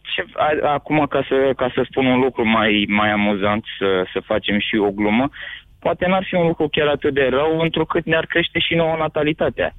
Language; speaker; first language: Romanian; native; Romanian